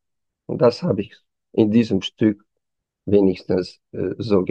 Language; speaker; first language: German; non-native, fluent; Romanian